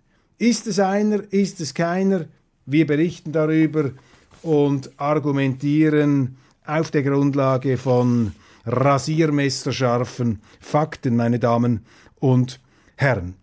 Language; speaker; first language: German; non-native, local second language; Swiss German